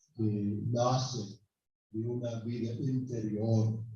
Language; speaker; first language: Spanish; non-native, fluent; English